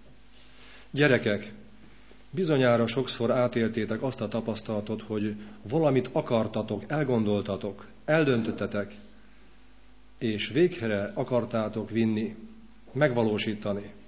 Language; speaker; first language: Hungarian; native; Hungarian